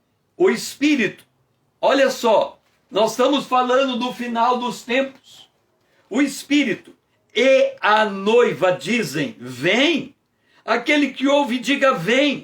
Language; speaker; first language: Portuguese; native; Portuguese